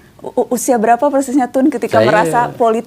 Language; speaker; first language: Indonesian; native; Indonesian